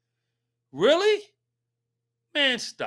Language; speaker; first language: English; native; English